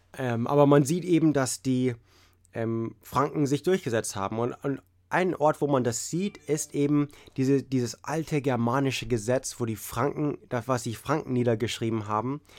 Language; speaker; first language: German; non-native, fluent; English